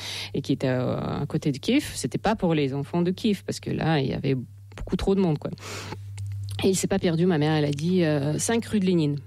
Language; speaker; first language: French; non-native, fluent; Ukrainian